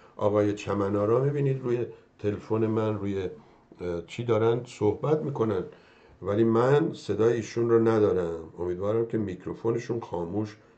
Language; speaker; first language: Persian; native; Persian